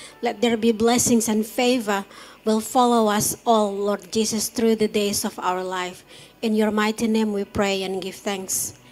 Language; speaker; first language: English; non-native, fluent; Indonesian